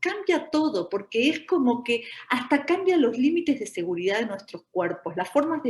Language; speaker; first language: Spanish; native; Spanish